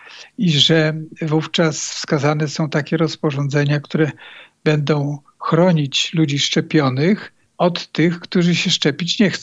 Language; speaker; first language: Polish; native; Polish